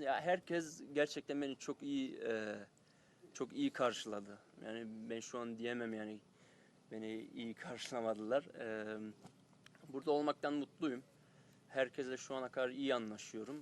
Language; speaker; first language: Turkish; early bilingual, heritage; Turkish